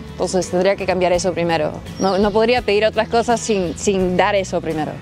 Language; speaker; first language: Spanish; early bilingual, heritage; Spanish